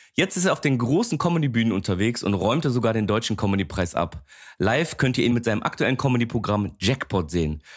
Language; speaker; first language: German; early bilingual, other home language; Greek